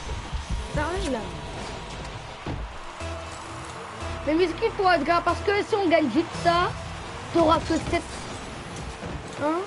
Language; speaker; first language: French; native; French